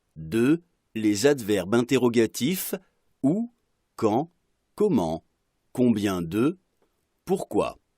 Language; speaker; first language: French; non-native, fluent; Arabic